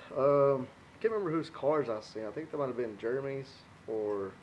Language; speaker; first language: English; native; English